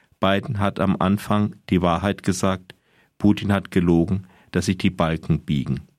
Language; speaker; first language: German; native; German